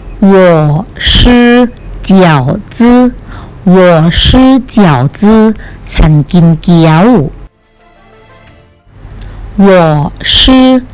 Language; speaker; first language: Chinese; non-native, fluent; Thai